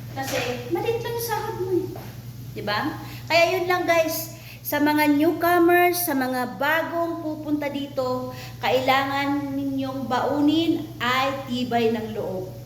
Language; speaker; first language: Filipino; non-native, local second language; Cebuano